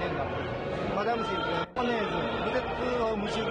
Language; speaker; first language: French; non-native, learner; Japanese